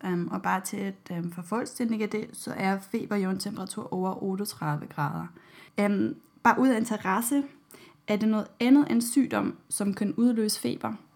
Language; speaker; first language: Danish; non-native, fluent; German